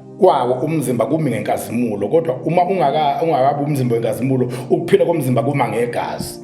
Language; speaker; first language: Zulu; native; Zulu